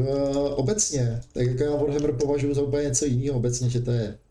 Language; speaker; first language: Czech; native; Czech